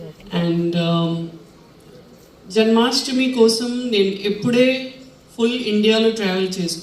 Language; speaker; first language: Telugu; non-native, learner; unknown